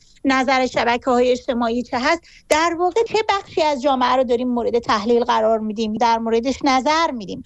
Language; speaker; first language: Persian; native; Persian